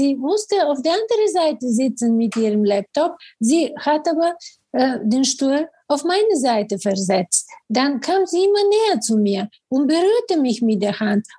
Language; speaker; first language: German; non-native, fluent; Bulgarian